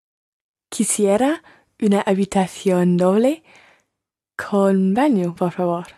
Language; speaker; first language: Spanish; non-native, learner; English